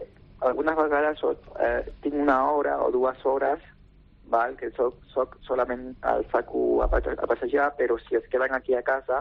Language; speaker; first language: Catalan; non-native, local second language; Spanish